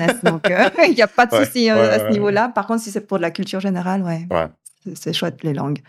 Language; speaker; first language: French; native; French